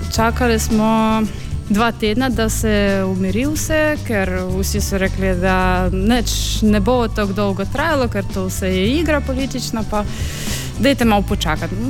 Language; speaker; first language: Slovenian; non-native, fluent; Russian